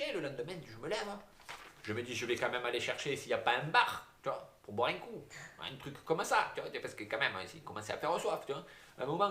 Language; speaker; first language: French; native; French